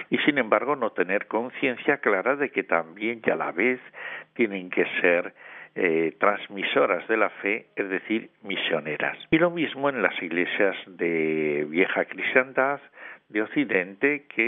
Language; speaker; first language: Spanish; native; Spanish